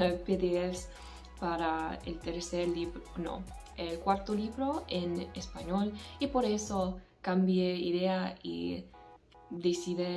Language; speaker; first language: Spanish; non-native, fluent; English